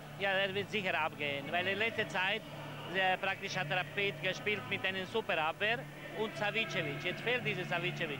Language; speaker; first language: German; non-native, fluent; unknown